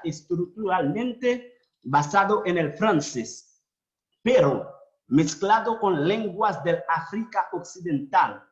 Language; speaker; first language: Spanish; non-native, fluent; Haitian Creole